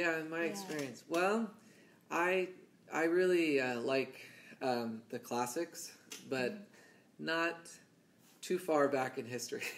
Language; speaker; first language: English; early bilingual, other home language; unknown